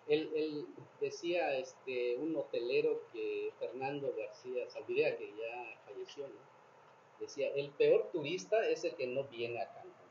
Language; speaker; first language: Spanish; native; Spanish